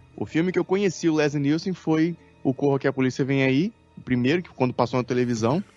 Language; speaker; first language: Portuguese; native; Portuguese